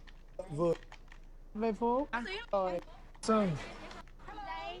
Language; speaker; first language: Vietnamese; non-native, fluent; English